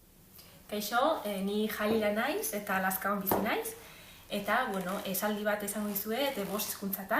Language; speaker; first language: Basque; non-native, learner; Arabic